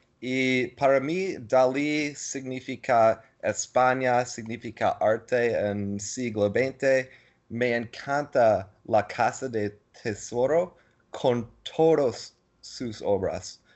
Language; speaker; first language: Spanish; non-native, learner; English